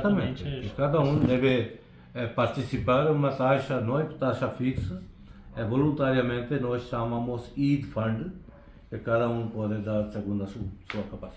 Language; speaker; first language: Portuguese; non-native, fluent; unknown